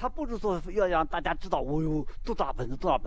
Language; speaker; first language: Chinese; native; Chinese